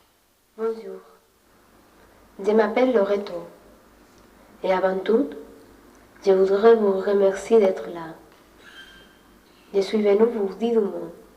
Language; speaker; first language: French; non-native, fluent; Spanish